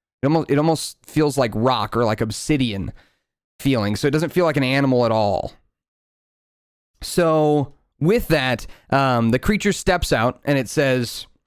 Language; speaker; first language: English; native; English